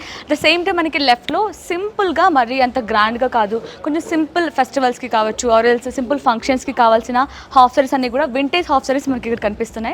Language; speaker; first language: Telugu; native; Telugu